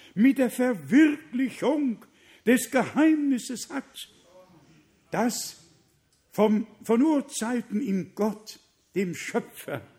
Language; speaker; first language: German; native; German